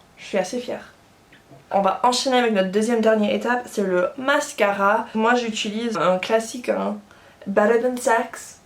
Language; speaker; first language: French; non-native, fluent; English